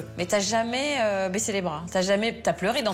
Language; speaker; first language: French; native; French